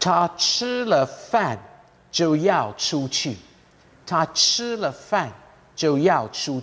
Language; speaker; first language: Chinese; non-native, fluent; English